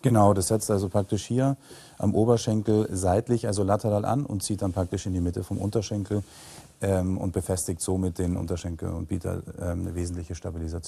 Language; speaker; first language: German; native; German